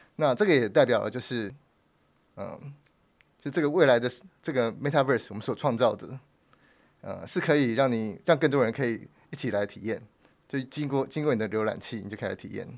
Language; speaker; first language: Chinese; native; Chinese